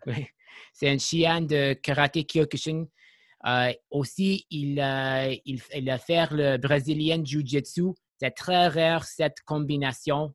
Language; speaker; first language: French; non-native, learner; English